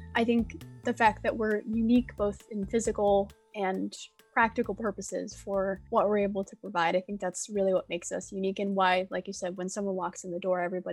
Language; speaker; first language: English; native; English